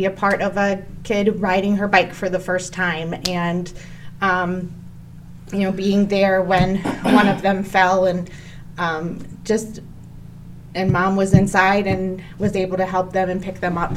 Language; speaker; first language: English; native; English